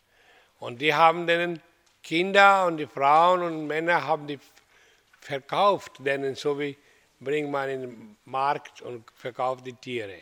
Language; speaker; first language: German; non-native, learner; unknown